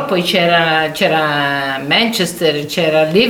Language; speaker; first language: Italian; native; Italian